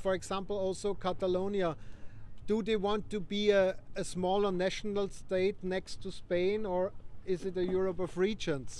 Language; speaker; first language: English; non-native, fluent; German